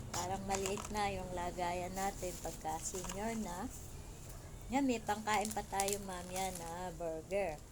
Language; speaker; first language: Filipino; native; Filipino